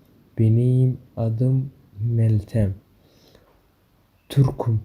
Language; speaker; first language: Turkish; non-native, fluent; Somali